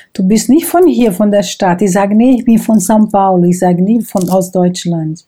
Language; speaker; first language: German; non-native, fluent; Portuguese